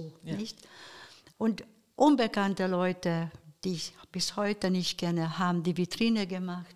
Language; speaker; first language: German; non-native, fluent; Hungarian